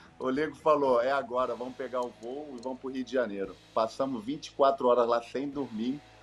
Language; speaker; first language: Portuguese; native; Portuguese